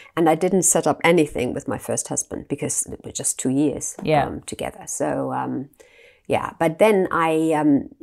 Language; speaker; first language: English; non-native, fluent; German